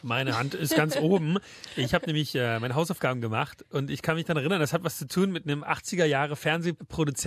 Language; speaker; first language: German; native; German